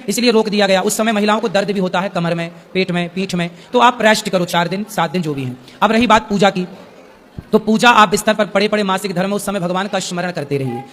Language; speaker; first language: Hindi; native; Hindi